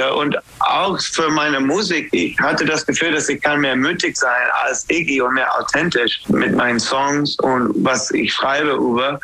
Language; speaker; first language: German; non-native, fluent; English